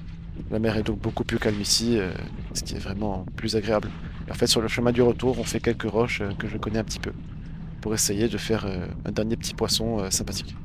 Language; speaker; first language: French; native; French